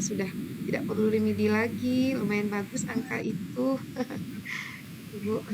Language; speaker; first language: Indonesian; native; Indonesian